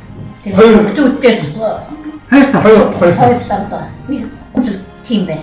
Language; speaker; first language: Mongolian; non-native, local second language; Kazakh